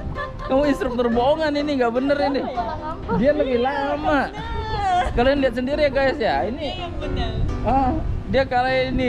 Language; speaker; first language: Indonesian; native; Indonesian